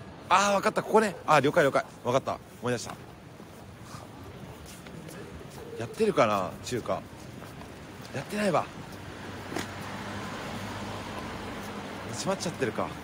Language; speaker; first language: Japanese; native; Japanese